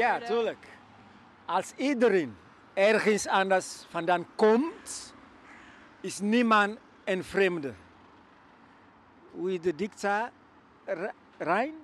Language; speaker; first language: Dutch; non-native, learner; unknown